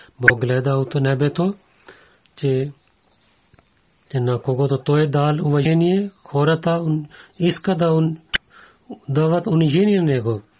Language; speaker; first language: Bulgarian; non-native, learner; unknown